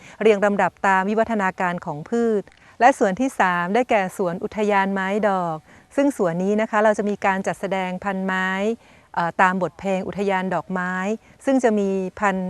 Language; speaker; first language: Thai; native; Thai